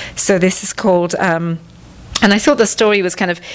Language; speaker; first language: English; non-native, local second language; Tamil